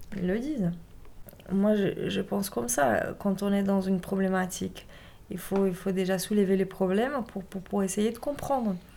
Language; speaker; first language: French; non-native, fluent; Portuguese